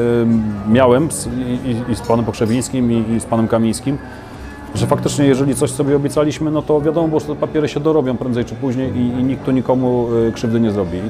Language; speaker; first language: Polish; native; Polish